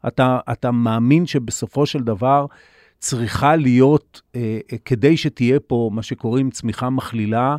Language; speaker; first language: Hebrew; native; Hebrew